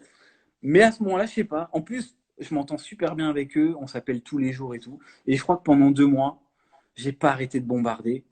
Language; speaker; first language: French; native; French